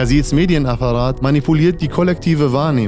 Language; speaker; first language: German; native; German